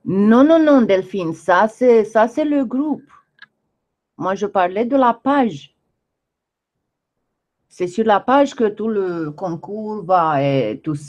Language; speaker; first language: French; non-native, fluent; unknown